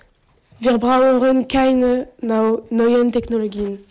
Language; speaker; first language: German; non-native, learner; French